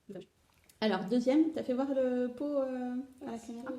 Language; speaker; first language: French; native; French